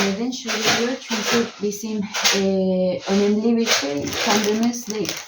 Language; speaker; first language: Turkish; non-native, learner; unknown